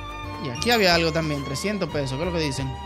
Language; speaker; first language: Spanish; native; Spanish